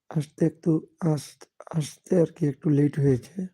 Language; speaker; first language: Bangla; native; Bangla